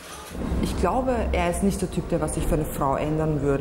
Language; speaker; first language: German; native; German